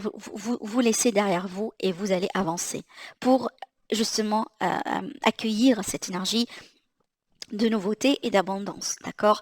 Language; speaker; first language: French; native; French